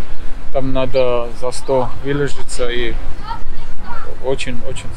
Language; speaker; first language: Russian; non-native, learner; Georgian